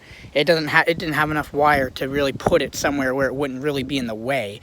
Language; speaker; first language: English; native; English